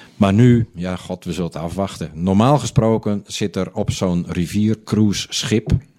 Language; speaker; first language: Dutch; native; Dutch